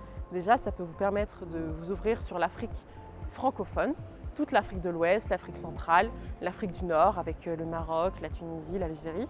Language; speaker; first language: French; native; French